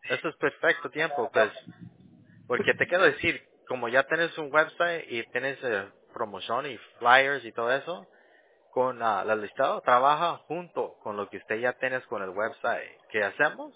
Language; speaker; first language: Spanish; early bilingual, heritage; Spanish